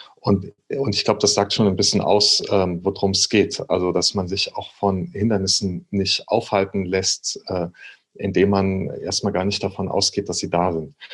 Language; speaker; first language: German; native; German